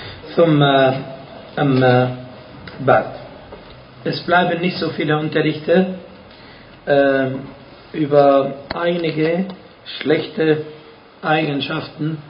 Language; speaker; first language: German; non-native, fluent; Arabic